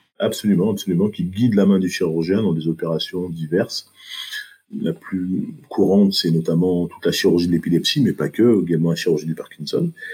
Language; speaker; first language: French; early bilingual, other home language; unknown